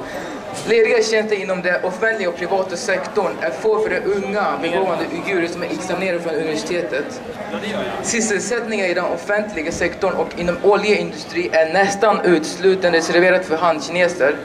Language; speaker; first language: Swedish; non-native, learner; Uyghur